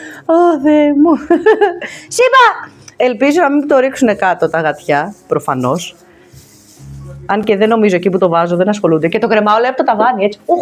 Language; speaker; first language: Greek; native; Greek